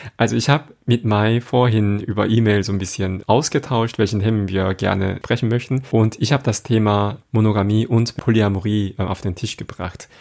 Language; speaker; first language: German; non-native, fluent; Korean